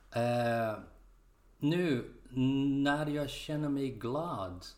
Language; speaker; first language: Swedish; non-native, learner; Portuguese